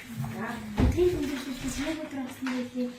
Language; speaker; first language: Mongolian; non-native, learner; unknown